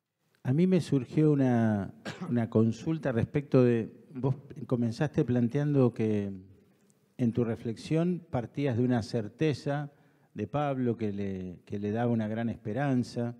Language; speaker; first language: Spanish; native; Spanish